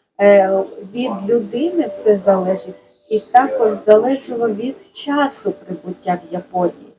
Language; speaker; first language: Ukrainian; non-native, fluent; Japanese